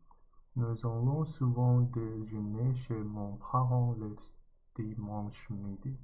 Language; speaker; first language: French; non-native, learner; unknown